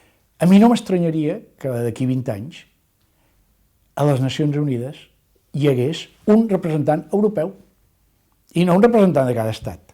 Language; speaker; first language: Catalan; native; Catalan